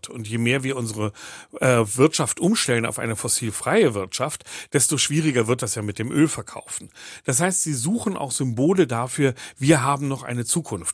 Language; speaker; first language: German; native; German